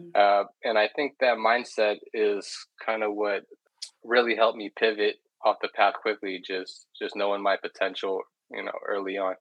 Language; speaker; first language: English; native; English